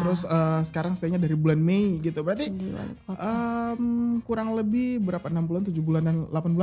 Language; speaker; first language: Indonesian; native; Indonesian